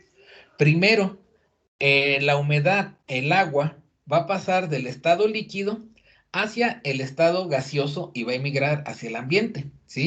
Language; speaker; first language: Spanish; native; Spanish